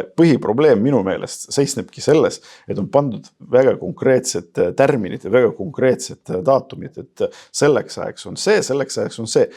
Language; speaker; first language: Estonian; non-native, local second language; Russian